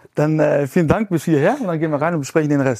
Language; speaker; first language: German; native; German